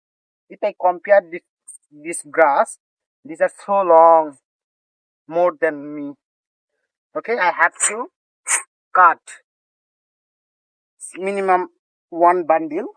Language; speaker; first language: English; non-native, learner; Bangla